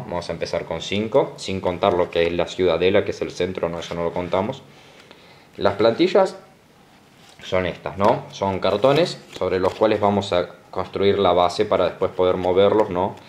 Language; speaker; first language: Spanish; native; Spanish